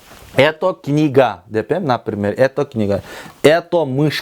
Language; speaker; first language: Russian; non-native, local second language; Kyrgyz